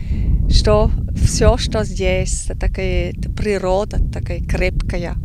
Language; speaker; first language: Russian; non-native, learner; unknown